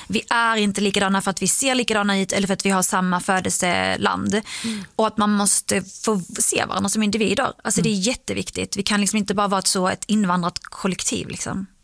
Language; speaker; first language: Swedish; early bilingual, other home language; Arabic